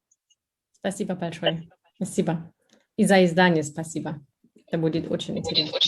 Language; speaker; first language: Russian; non-native, fluent; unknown